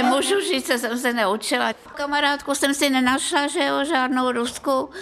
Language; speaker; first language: Czech; non-native, fluent; Russian